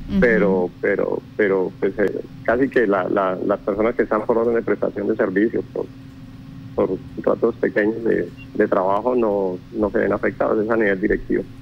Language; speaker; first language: Spanish; native; Spanish